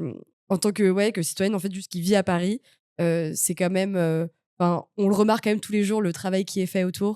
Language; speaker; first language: French; native; French